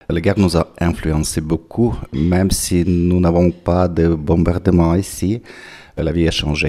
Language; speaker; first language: French; non-native, fluent; Ukrainian